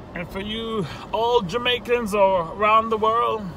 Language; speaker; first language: English; native; English